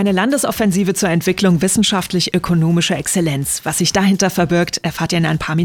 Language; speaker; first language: German; native; German